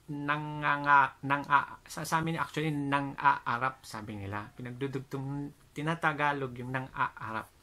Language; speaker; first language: Filipino; non-native, local second language; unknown